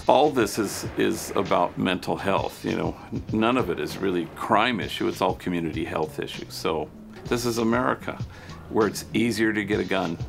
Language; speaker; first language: English; native; English